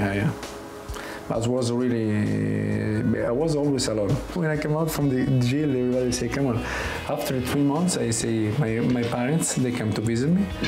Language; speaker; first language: English; non-native, learner; Italian